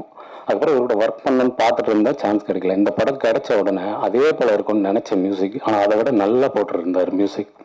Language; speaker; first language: Tamil; native; Tamil